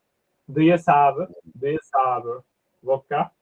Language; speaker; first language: English; non-native, learner; Japanese